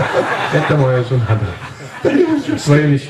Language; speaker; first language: Russian; native; Russian